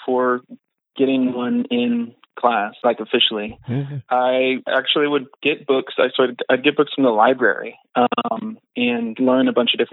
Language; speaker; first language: English; native; English